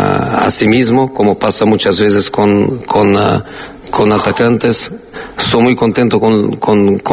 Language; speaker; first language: Spanish; non-native, fluent; Portuguese